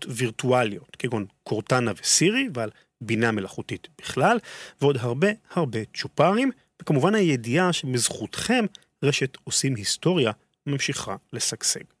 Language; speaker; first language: Hebrew; native; Hebrew